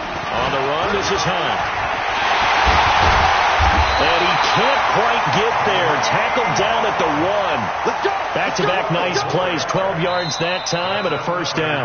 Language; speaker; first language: English; native; English